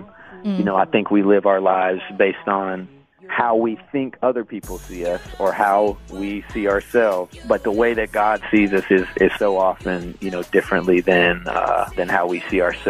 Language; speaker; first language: English; native; English